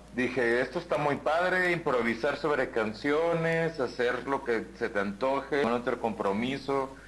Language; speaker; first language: Spanish; native; Spanish